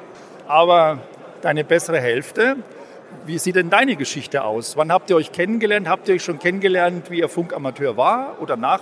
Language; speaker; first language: German; native; German